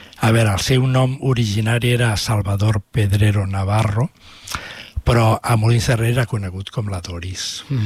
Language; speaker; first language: Catalan; non-native, local second language; Spanish